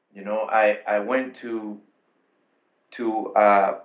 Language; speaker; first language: English; non-native, fluent; Spanish